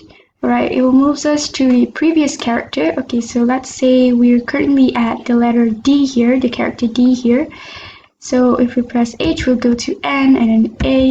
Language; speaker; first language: English; non-native, local second language; Malay